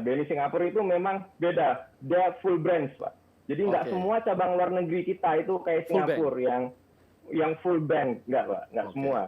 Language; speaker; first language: Indonesian; native; Indonesian